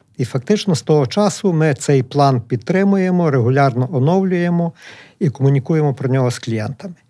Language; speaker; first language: Ukrainian; native; Ukrainian